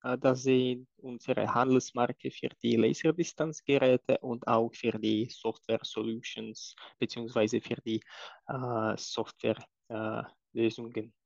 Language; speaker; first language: German; non-native, fluent; Czech